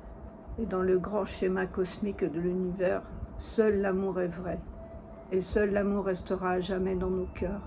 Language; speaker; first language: French; native; French